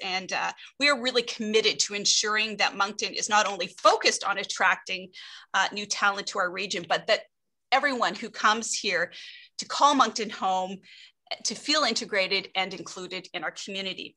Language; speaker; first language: English; native; English